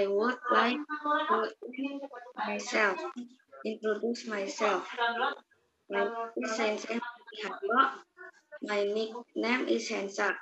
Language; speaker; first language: English; non-native, learner; Indonesian